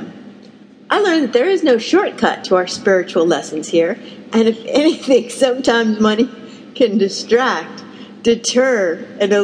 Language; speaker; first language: English; native; English